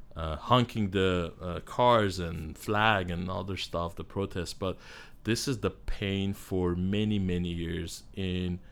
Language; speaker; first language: English; non-native, learner; Armenian